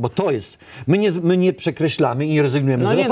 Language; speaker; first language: Polish; native; Polish